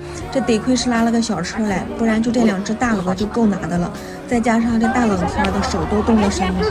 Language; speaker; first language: Chinese; native; Chinese